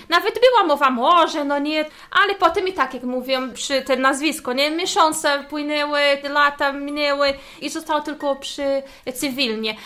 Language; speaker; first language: Polish; non-native, fluent; Portuguese